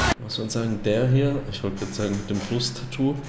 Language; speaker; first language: German; native; German